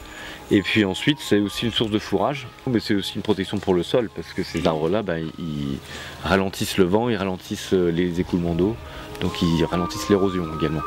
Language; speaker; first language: French; native; French